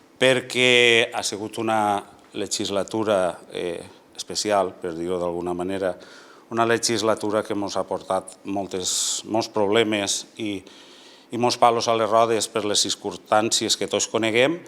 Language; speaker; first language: Catalan; native; Catalan